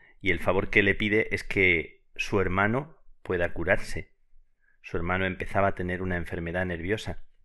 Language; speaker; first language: Spanish; native; Spanish